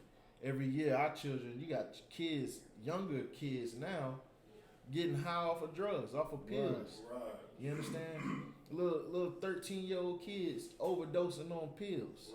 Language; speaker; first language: English; native; English